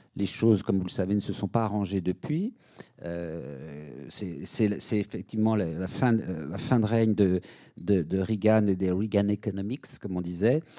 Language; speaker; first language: French; native; French